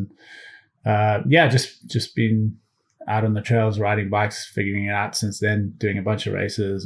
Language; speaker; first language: English; native; English